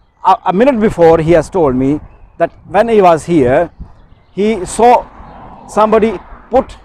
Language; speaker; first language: English; non-native, local second language; Urdu